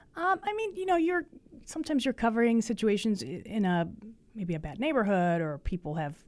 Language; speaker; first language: English; early bilingual, other home language; Spanish